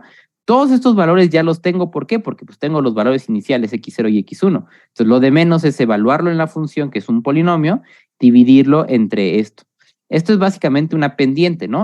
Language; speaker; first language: Spanish; native; Spanish